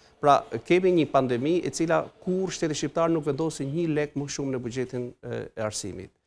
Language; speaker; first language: Albanian; native; Albanian